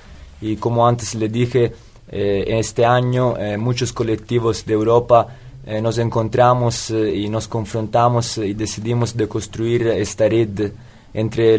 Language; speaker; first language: Spanish; non-native, fluent; Italian